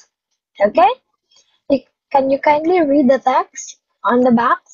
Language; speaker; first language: English; non-native, fluent; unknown